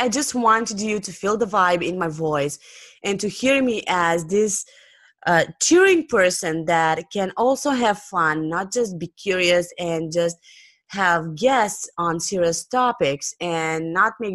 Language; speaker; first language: English; non-native, fluent; Romanian